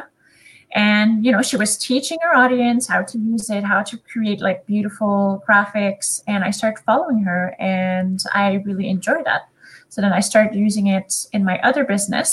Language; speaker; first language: English; non-native, fluent; French